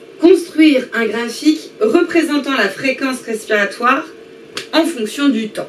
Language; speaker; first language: French; native; French